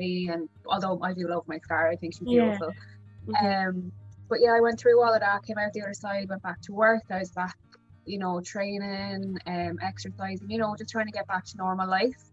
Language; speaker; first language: English; native; English